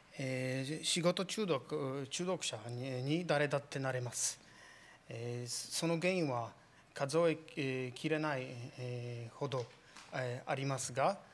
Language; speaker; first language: Japanese; non-native, fluent; Polish